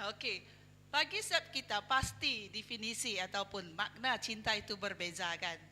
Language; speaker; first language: Malay; non-native, local second language; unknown